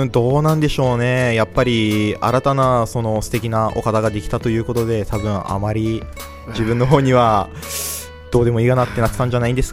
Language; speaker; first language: Japanese; early bilingual, other home language; Portuguese